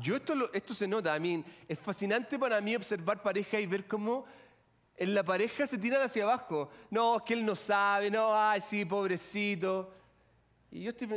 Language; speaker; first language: Spanish; native; Spanish